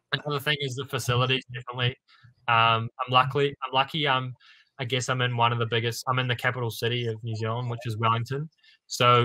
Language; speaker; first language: English; native; English